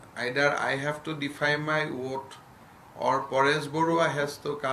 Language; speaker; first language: English; non-native, local second language; Assamese